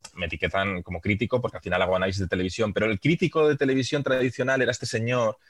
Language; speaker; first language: Spanish; native; Spanish